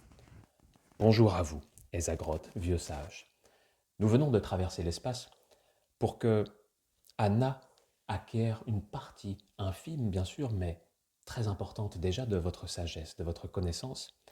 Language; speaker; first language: French; native; French